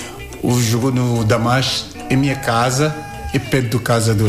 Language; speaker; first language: Portuguese; non-native, learner; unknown